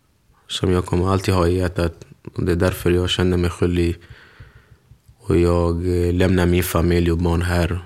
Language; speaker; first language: Swedish; early bilingual, other home language; Kurdish